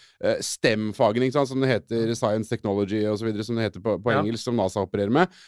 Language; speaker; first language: Norwegian; native; Norwegian